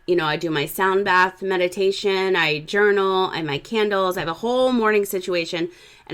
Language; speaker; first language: English; native; English